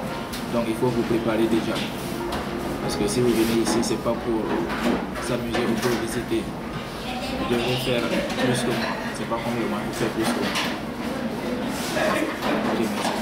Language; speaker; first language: French; non-native, learner; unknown